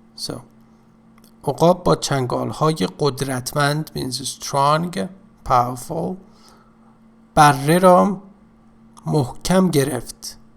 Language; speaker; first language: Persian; native; Persian